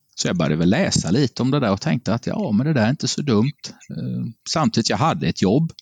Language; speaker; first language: Swedish; native; Swedish